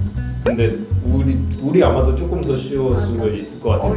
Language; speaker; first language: Korean; non-native, fluent; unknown